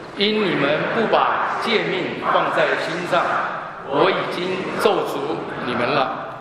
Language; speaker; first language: Chinese; non-native, local second language; Hakka Chinese